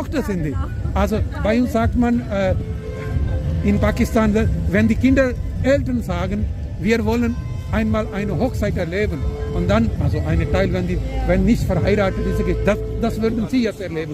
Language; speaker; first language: German; non-native, learner; Punjabi